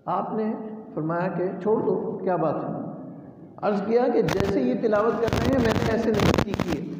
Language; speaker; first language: Urdu; non-native, local second language; Punjabi